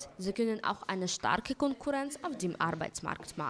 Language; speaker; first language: German; non-native, fluent; Ukrainian